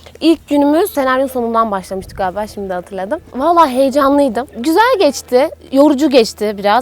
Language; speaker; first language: Turkish; native; Turkish